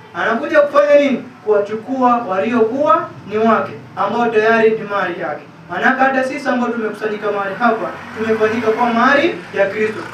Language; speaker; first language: Swahili; native; Swahili